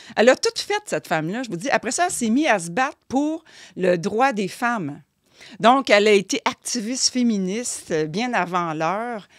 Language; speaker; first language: French; native; French